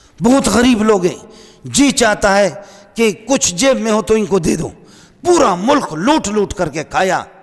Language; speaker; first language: Urdu; non-native, local second language; Brahui